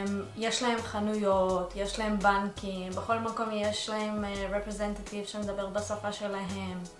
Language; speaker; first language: Hebrew; early bilingual, other home language; Russian